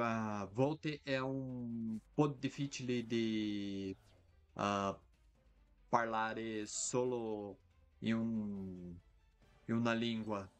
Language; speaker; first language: Italian; non-native, learner; Portuguese